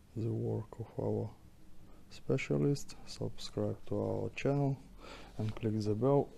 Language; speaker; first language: English; non-native, fluent; Ukrainian